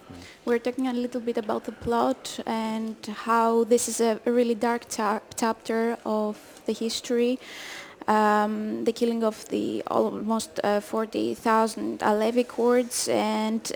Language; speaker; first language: English; non-native, fluent; Greek